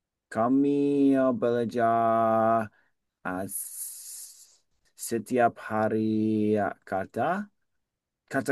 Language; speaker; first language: Indonesian; non-native, learner; English